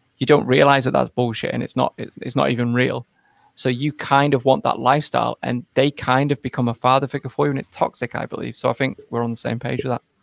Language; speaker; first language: English; native; English